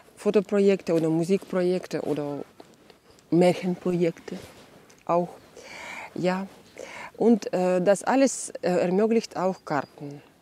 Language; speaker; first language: German; non-native, fluent; Ukrainian